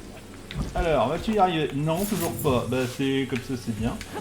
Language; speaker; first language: French; native; French